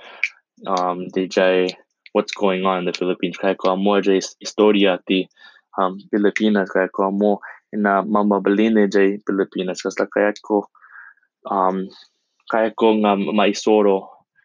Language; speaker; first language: English; non-native, local second language; Iloko